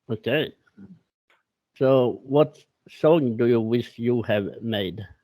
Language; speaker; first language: English; non-native, learner; Swedish